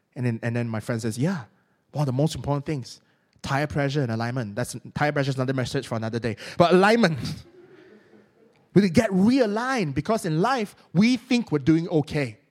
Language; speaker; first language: English; non-native, local second language; Cantonese